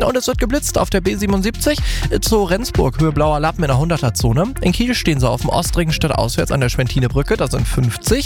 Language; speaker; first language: German; native; German